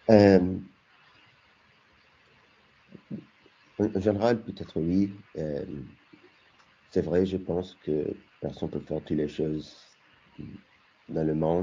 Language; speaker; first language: French; non-native, learner; English